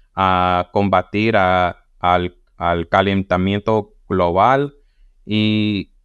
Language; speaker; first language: Spanish; early bilingual, heritage; Spanish